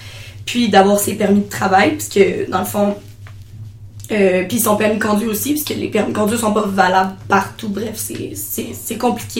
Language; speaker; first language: French; native; French